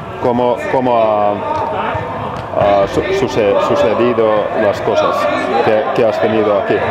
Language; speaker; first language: Spanish; non-native, learner; Finnish